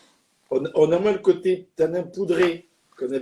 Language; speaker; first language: French; native; French